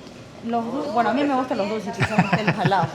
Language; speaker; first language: Spanish; native; Spanish